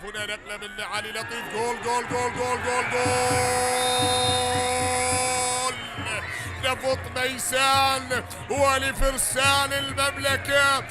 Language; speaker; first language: Arabic; native; Arabic